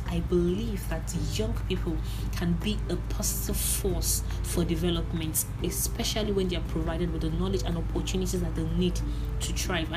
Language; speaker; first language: English; non-native, local second language; Igbo